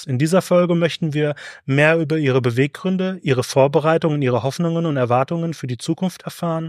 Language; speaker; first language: German; native; German